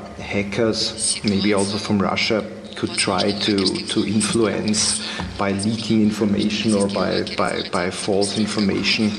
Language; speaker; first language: English; non-native, fluent; German